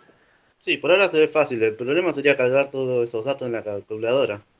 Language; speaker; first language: Spanish; native; Spanish